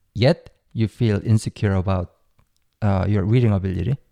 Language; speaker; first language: English; non-native, fluent; Korean